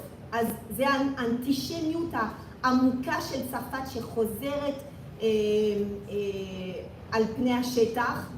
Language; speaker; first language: Hebrew; non-native, fluent; French